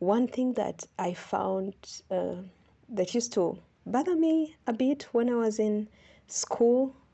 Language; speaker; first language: English; non-native, local second language; Ganda